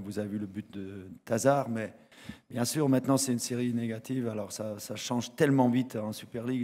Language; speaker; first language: French; non-native, fluent; German